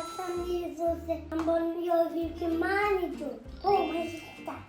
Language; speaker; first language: Korean; early bilingual, heritage; Korean